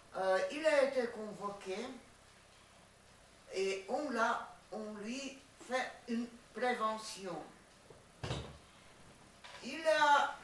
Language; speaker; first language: French; non-native, fluent; Russian